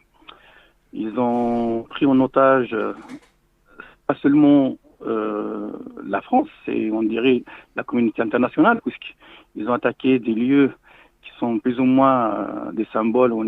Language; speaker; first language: French; non-native, local second language; Arabic